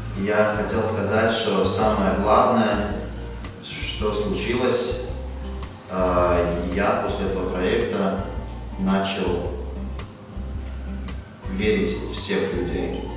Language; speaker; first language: Russian; non-native, local second language; Latvian